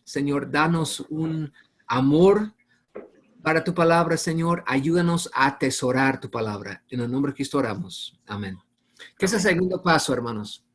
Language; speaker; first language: Spanish; non-native, fluent; English